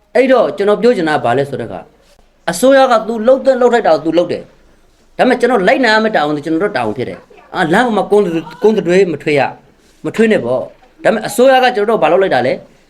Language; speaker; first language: Burmese; non-native, local second language; Rohingya